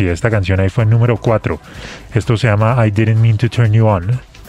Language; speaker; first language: Spanish; native; Spanish